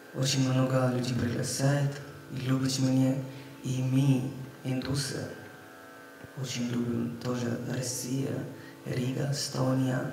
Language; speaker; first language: Russian; non-native, learner; Hindi